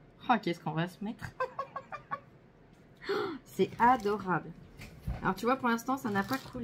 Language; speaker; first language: French; native; French